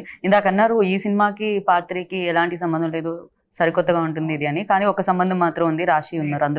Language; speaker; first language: Telugu; native; Telugu